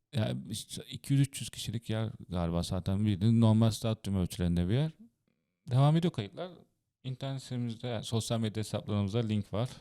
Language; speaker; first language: Turkish; native; Turkish